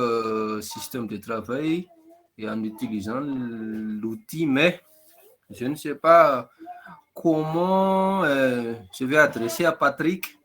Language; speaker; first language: French; non-native, local second language; Malagasy